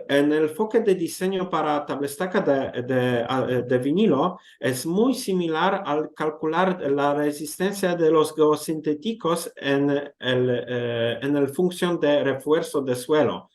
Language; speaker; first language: Spanish; non-native, learner; Polish